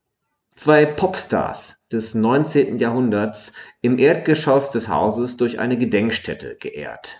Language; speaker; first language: German; native; German